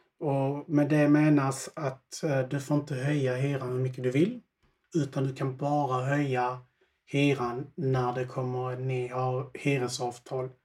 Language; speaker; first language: Swedish; early bilingual, other home language; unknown